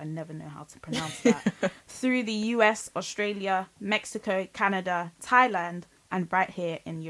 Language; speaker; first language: English; non-native, local second language; Yoruba